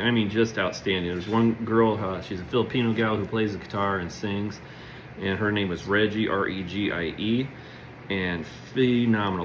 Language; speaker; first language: English; native; English